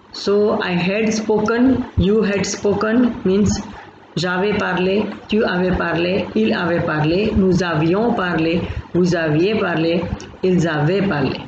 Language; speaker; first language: French; non-native, fluent; Gujarati